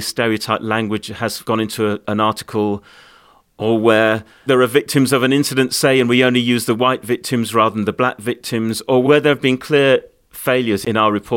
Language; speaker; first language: English; native; English